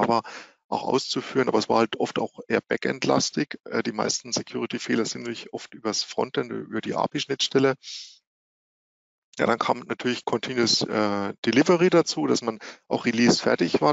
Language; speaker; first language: German; native; German